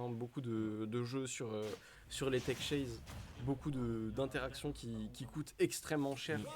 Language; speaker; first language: French; native; French